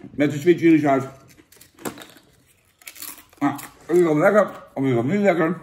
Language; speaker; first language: Dutch; native; Dutch